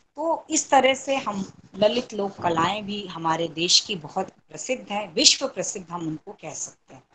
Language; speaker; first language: Hindi; native; Hindi